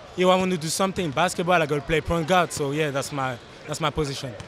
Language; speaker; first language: English; non-native, fluent; French